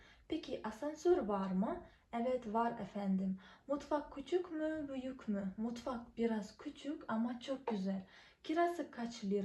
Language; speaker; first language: Turkish; non-native, fluent; Kazakh